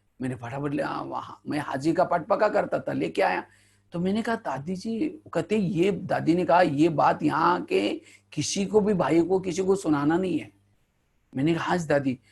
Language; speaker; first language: Hindi; non-native, local second language; Marathi